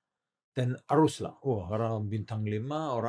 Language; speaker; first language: Indonesian; non-native, learner; Italian